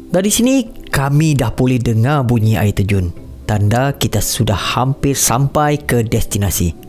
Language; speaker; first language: Malay; native; Malay